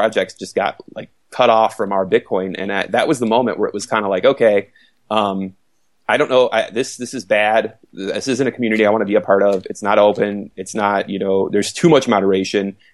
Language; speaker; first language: English; native; English